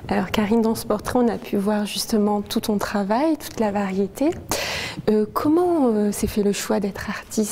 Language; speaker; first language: French; native; French